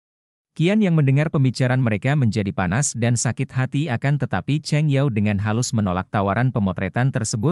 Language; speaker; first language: Indonesian; native; Indonesian